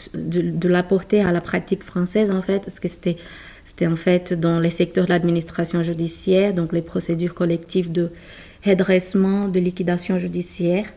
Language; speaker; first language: French; non-native, fluent; Portuguese